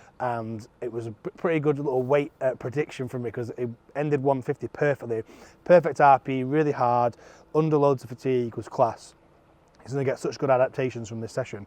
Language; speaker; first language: English; native; English